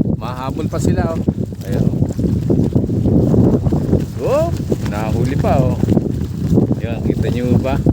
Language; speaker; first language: Filipino; native; Filipino